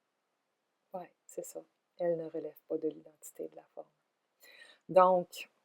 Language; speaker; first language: French; native; French